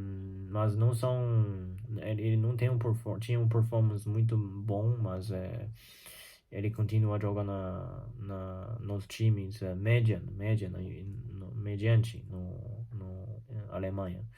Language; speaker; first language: Portuguese; non-native, fluent; Chinese